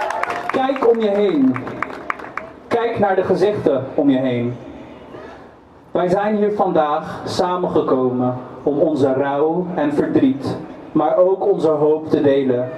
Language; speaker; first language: Dutch; early bilingual, other home language; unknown